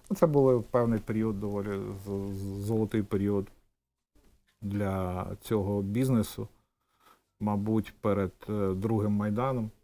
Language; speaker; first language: Ukrainian; native; Ukrainian